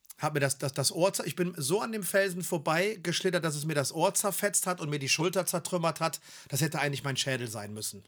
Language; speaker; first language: German; native; German